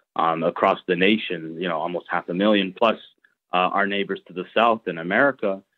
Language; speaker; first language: English; early bilingual, other home language; Portuguese